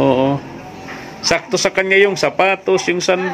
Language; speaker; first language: Filipino; native; Filipino